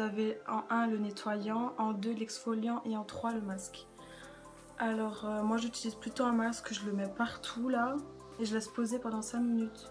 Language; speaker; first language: French; native; French